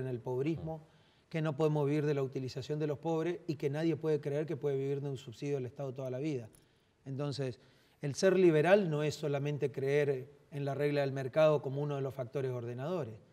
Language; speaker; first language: Spanish; native; Spanish